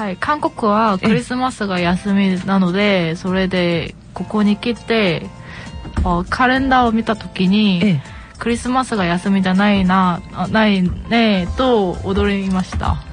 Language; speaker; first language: Japanese; non-native, learner; Korean